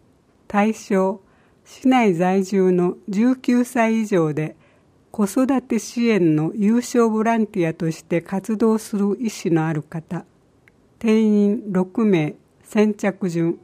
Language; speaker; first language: Japanese; native; Japanese